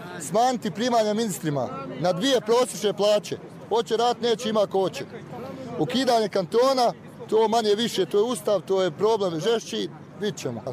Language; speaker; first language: Croatian; native; Croatian